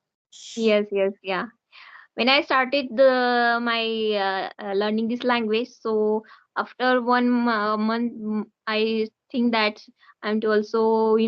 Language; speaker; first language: English; non-native, learner; Hindi